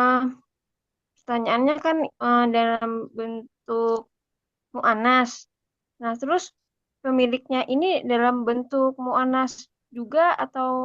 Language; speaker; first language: Indonesian; native; Indonesian